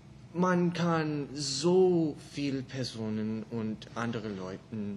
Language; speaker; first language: German; non-native, learner; English